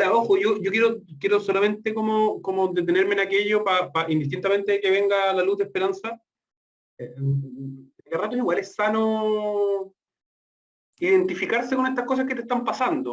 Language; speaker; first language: Spanish; native; Spanish